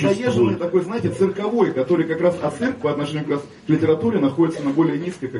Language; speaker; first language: Russian; native; Russian